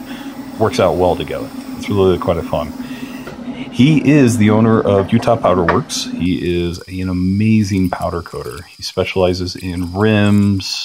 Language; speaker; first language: English; native; English